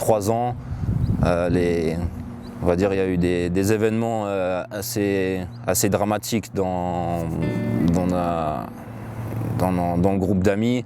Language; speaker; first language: French; native; French